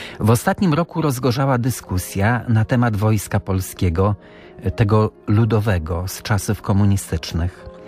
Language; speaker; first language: Polish; native; Polish